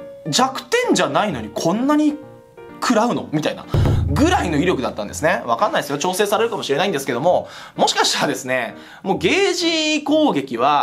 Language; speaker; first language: Japanese; native; Japanese